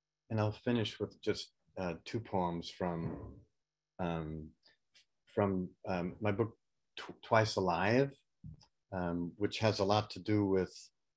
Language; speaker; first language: English; native; English